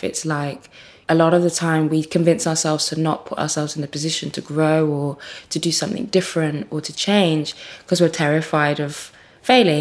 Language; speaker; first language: English; native; English